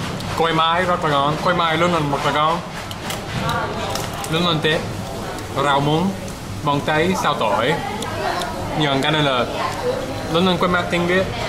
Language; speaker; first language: Vietnamese; non-native, learner; English